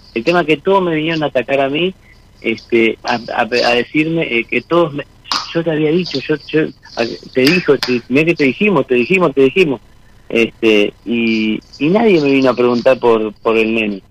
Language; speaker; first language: Spanish; native; Spanish